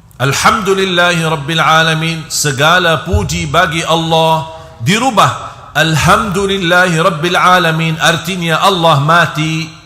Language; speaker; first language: Indonesian; non-native, fluent; Arabic